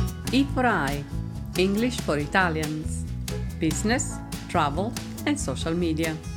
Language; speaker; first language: English; non-native, fluent; Italian